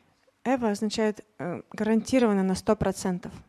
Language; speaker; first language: Russian; native; Russian